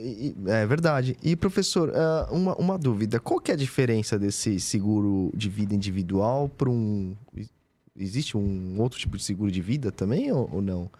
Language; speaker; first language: Portuguese; native; Portuguese